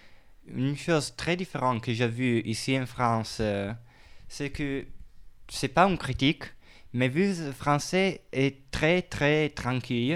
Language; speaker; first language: French; non-native, fluent; Italian